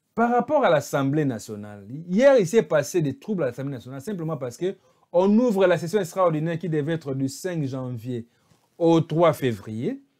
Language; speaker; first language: French; non-native, local second language; Lingala